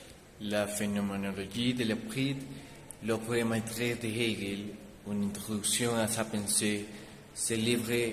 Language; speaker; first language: French; non-native, learner; Spanish